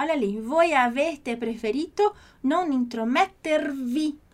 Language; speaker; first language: Italian; non-native, fluent; Portuguese